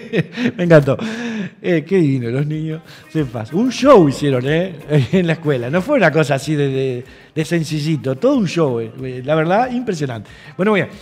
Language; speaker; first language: Spanish; native; Spanish